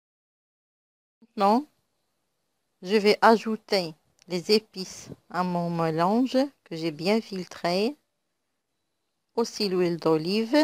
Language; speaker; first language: French; non-native, local second language; Arabic